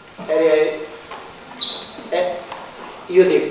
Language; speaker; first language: Hebrew; non-native, learner; Greek